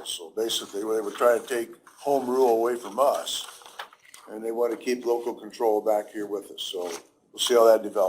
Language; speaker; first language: English; native; English